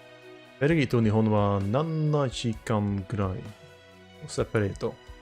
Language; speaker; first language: Japanese; non-native, learner; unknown